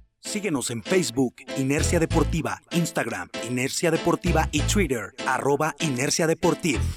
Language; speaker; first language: Spanish; native; Spanish